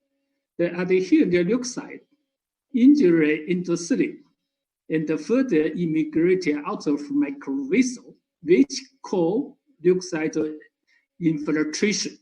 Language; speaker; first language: English; non-native, fluent; Chinese